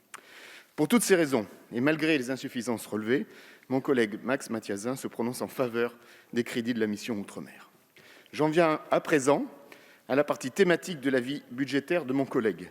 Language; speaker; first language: French; native; French